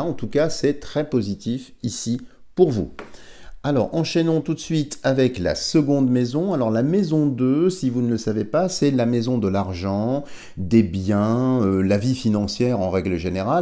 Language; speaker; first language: French; native; French